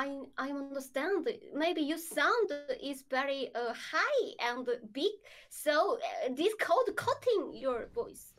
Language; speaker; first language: English; non-native, learner; Korean